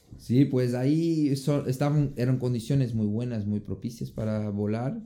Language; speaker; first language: Spanish; non-native, fluent; Portuguese